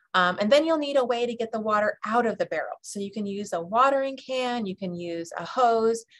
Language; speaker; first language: English; native; English